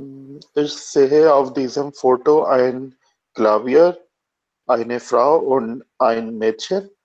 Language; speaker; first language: German; non-native, learner; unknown